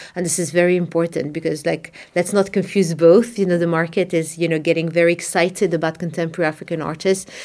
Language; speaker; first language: English; non-native, fluent; Arabic